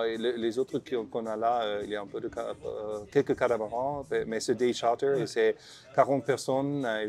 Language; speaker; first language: French; non-native, learner; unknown